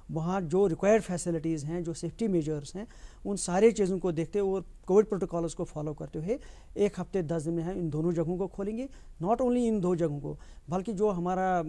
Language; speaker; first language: Hindi; non-native, local second language; Kashmiri